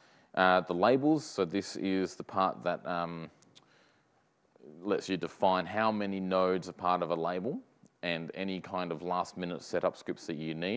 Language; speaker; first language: English; native; English